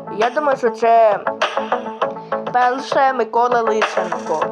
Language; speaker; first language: Ukrainian; non-native, local second language; Russian